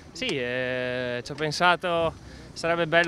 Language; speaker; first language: Italian; native; Italian